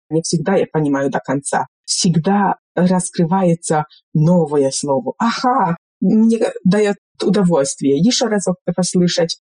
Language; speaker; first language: Russian; non-native, fluent; Hungarian